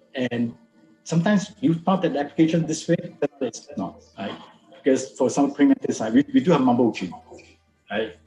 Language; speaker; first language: English; non-native, local second language; Min Nan Chinese